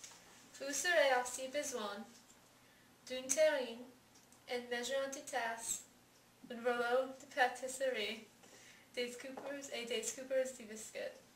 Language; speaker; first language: French; non-native, learner; English